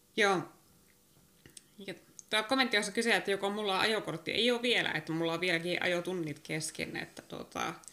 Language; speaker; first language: Finnish; native; Finnish